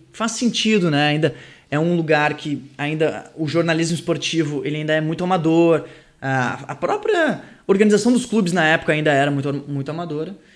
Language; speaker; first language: Portuguese; early bilingual, other home language; French